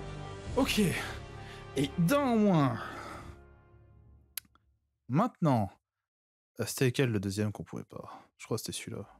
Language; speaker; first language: French; native; French